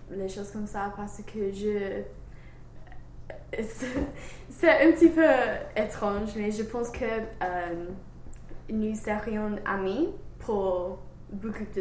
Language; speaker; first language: French; non-native, learner; English